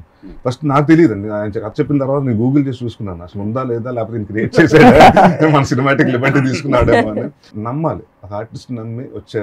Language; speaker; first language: Telugu; native; Telugu